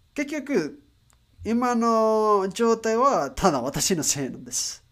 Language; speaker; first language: Japanese; non-native, learner; Spanish